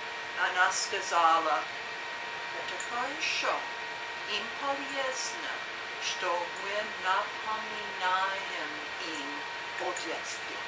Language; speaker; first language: Russian; non-native, learner; English